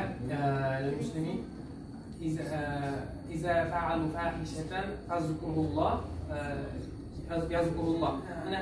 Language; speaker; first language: Arabic; non-native, learner; Uzbek